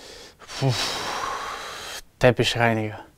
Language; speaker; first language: German; non-native, learner; Italian